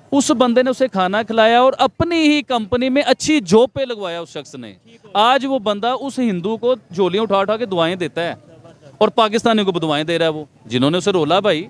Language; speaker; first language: Urdu; non-native, local second language; Punjabi